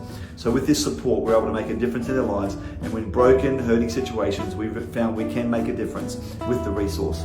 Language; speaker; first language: English; native; English